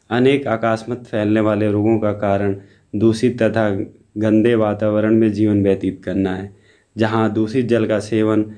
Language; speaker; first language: Hindi; native; Hindi